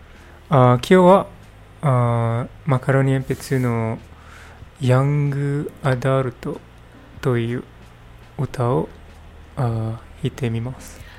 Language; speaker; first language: Japanese; non-native, learner; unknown